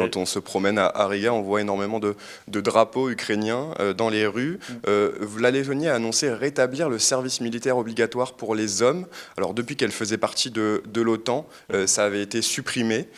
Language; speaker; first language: French; native; French